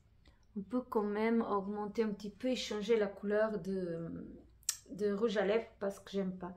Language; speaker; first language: French; non-native, fluent; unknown